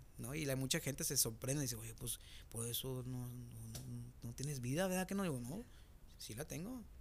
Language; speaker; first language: Spanish; native; Spanish